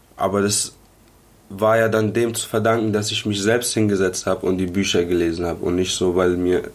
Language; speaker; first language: German; early bilingual, other home language; Arabic